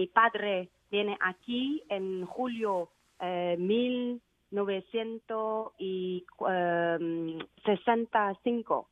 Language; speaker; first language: Spanish; non-native, learner; Vietnamese